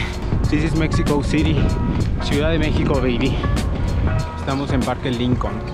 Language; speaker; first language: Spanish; native; Spanish